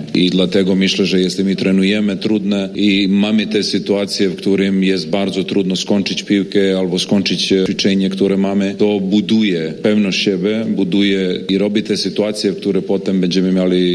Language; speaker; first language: Polish; non-native, fluent; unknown